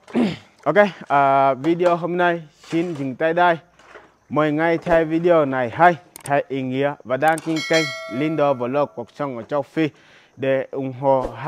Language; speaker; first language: Vietnamese; non-native, learner; Portuguese